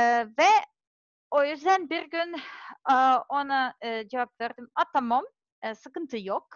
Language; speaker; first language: Turkish; non-native, learner; Serbian